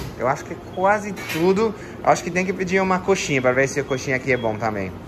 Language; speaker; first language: Portuguese; non-native, fluent; English